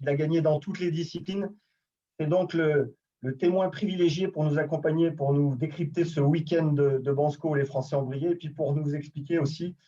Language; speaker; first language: French; native; French